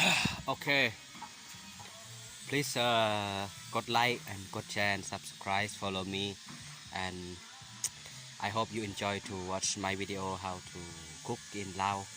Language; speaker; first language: English; non-native, learner; Lao